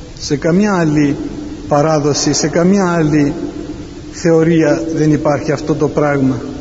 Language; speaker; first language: Greek; non-native, fluent; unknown